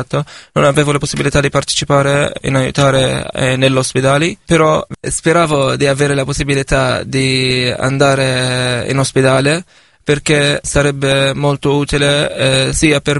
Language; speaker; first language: Italian; non-native, fluent; Arabic